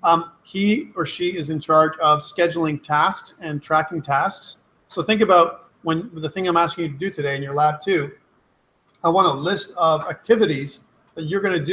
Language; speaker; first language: English; native; English